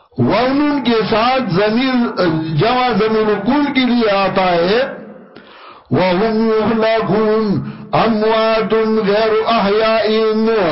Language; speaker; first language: Urdu; non-native, local second language; Pashto